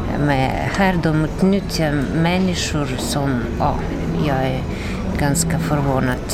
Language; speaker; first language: Swedish; non-native, learner; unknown